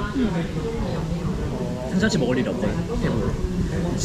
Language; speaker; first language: Korean; native; Korean